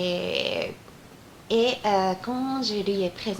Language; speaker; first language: French; non-native, fluent; Japanese